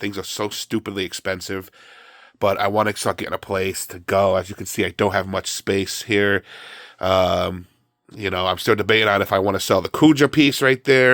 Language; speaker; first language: English; native; English